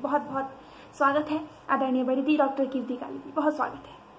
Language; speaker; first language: Hindi; native; Hindi